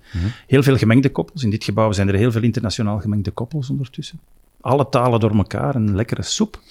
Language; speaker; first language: Dutch; native; Dutch